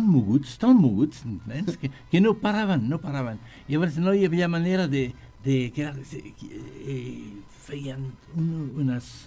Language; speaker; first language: Catalan; non-native, learner; French